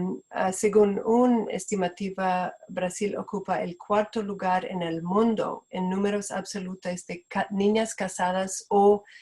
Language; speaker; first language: Spanish; non-native, fluent; Portuguese